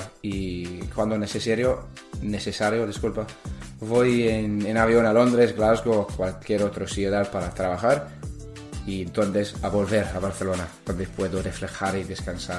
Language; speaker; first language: Spanish; non-native, learner; English